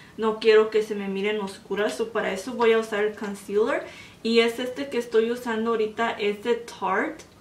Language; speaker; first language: Spanish; early bilingual, heritage; Spanish